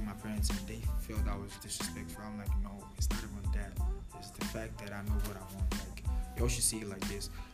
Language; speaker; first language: English; non-native, local second language; Igbo